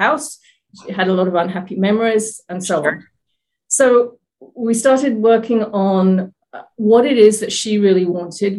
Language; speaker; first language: English; native; English